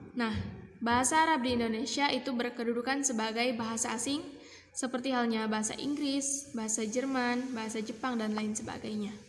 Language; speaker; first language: Indonesian; non-native, local second language; Sundanese